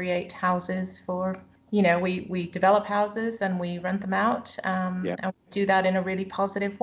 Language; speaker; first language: English; native; English